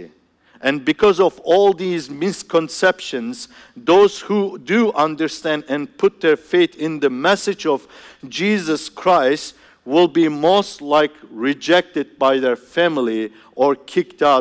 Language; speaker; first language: English; non-native, fluent; Turkish